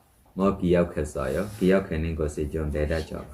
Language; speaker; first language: Korean; non-native, fluent; Burmese